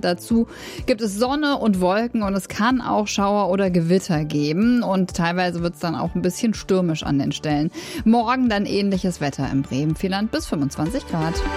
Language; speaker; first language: German; native; German